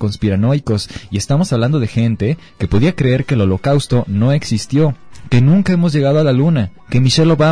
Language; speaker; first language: Spanish; native; Spanish